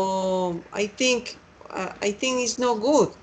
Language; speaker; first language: English; non-native, learner; Spanish